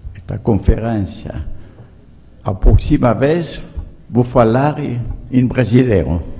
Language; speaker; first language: Portuguese; non-native, learner; French